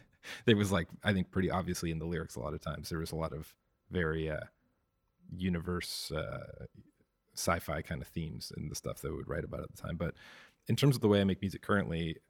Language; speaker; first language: English; native; English